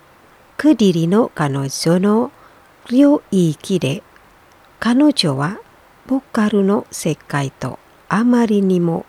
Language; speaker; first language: Japanese; non-native, fluent; Indonesian